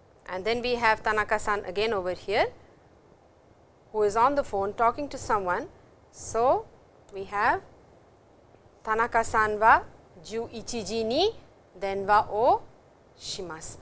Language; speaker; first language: English; non-native, local second language; Hindi